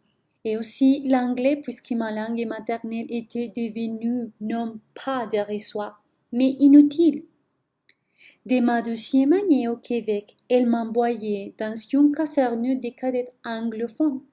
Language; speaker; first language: French; non-native, learner; Spanish